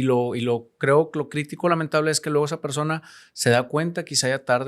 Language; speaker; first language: Spanish; native; Spanish